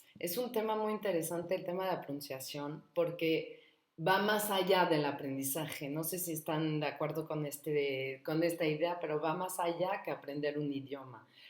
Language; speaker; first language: Spanish; non-native, fluent; French